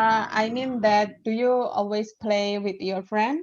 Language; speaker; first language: English; non-native, fluent; Indonesian